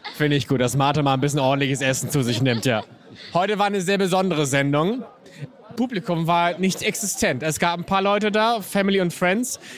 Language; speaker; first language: German; native; German